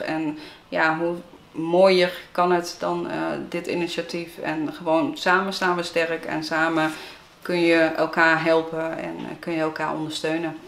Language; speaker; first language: Dutch; native; Dutch